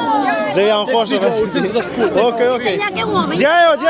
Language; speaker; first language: Chinese; non-native, learner; Central Kurdish